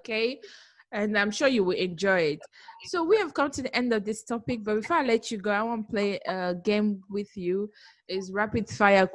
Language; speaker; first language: English; non-native, local second language; Igbo